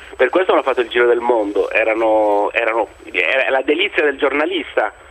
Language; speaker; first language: Italian; non-native, fluent; Greek